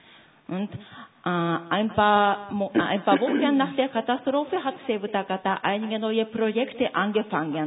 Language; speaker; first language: German; non-native, fluent; Japanese